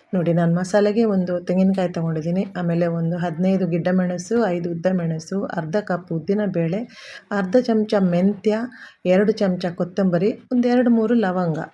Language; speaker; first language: Kannada; native; Kannada